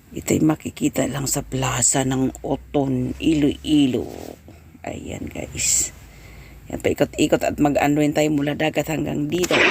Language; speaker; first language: Filipino; non-native, local second language; Hiligaynon